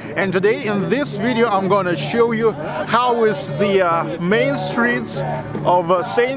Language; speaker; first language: English; non-native, learner; Russian